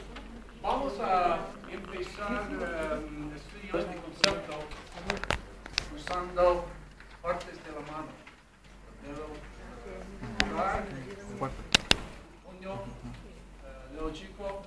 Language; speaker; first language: Spanish; non-native, fluent; English